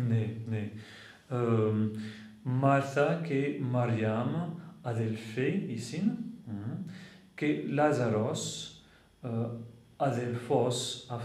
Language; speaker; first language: Greek; non-native, fluent; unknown